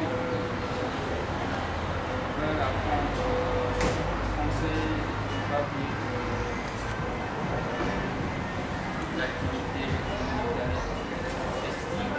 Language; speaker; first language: French; non-native, fluent; Arabic